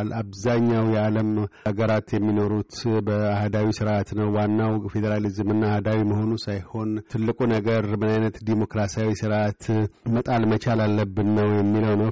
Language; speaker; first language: Amharic; native; Amharic